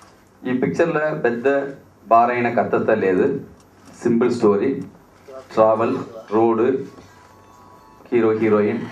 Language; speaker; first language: Telugu; non-native, learner; Tamil